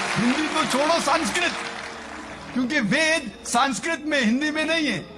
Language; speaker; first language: Urdu; non-native, local second language; Konkani